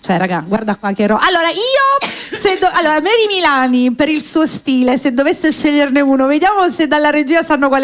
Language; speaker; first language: Italian; native; Italian